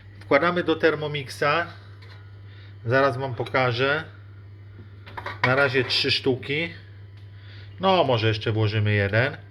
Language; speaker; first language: Polish; native; Polish